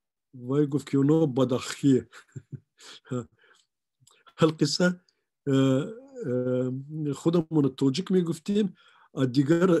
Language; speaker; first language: Persian; non-native, local second language; Shughni